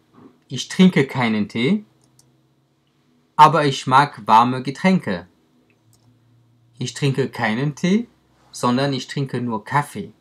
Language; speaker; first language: German; non-native, fluent; French